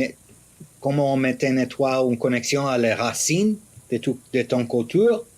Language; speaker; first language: French; non-native, learner; English